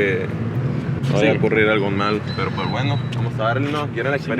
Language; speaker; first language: Spanish; native; Spanish